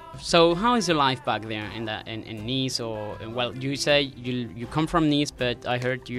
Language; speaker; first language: English; non-native, fluent; Spanish